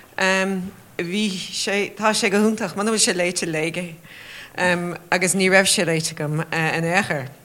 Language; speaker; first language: Irish; native; Irish